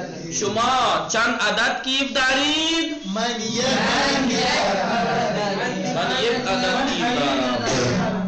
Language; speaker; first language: Persian; non-native, fluent; Urdu